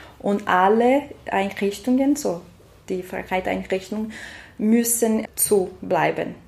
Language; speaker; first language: German; non-native, learner; Portuguese